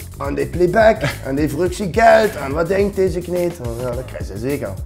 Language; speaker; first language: Dutch; non-native, local second language; Limburgish